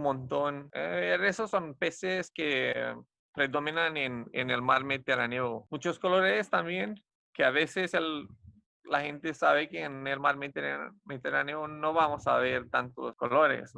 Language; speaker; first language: Spanish; non-native, fluent; Romanian